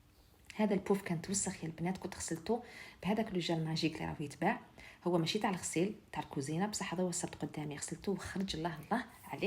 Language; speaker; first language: Arabic; native; Arabic